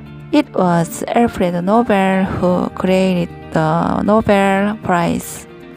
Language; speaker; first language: English; non-native, learner; Korean